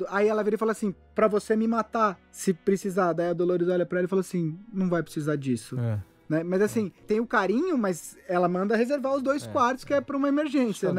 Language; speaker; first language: Portuguese; native; Portuguese